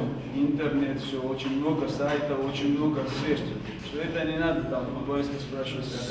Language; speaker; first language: Russian; non-native, fluent; Georgian